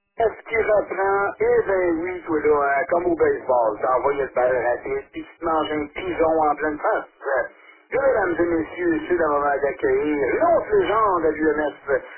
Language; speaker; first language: French; native; French